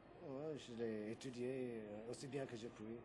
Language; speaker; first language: French; non-native, fluent; English